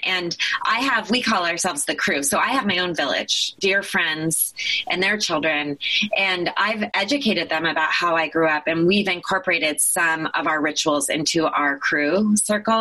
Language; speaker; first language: English; native; English